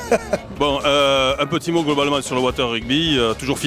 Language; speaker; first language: French; native; French